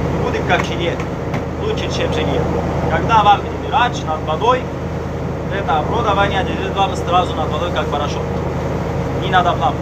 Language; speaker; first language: Russian; non-native, learner; Arabic